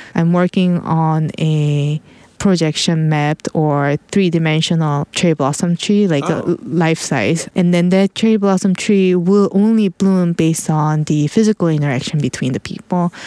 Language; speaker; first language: English; non-native, fluent; Korean